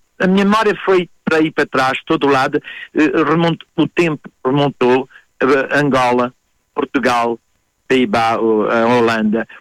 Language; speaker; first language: Portuguese; native; Portuguese